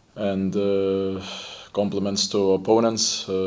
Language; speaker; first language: English; non-native, fluent; Lithuanian